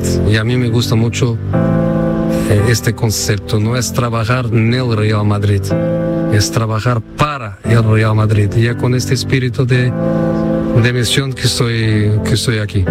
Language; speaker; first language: Spanish; non-native, fluent; Portuguese